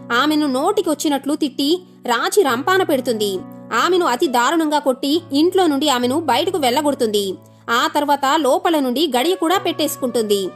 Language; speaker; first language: Telugu; native; Telugu